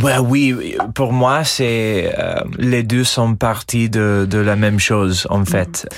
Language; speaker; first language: French; non-native, fluent; English